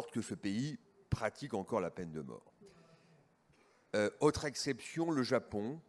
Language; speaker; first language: French; native; French